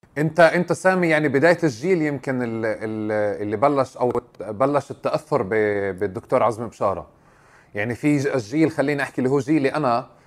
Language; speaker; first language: Arabic; native; Arabic